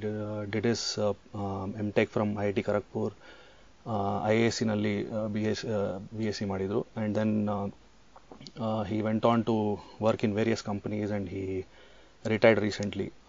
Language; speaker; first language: English; non-native, local second language; Kannada